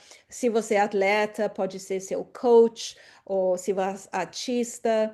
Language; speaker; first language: Portuguese; non-native, fluent; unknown